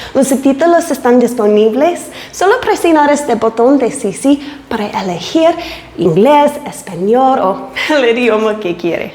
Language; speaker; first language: Spanish; non-native, learner; English